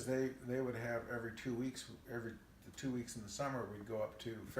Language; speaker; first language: English; native; English